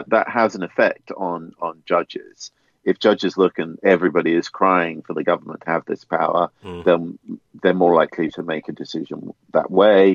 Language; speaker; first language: English; native; English